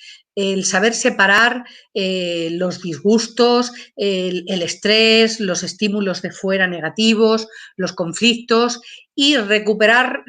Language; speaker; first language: Spanish; native; Spanish